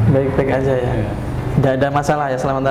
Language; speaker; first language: Indonesian; native; Indonesian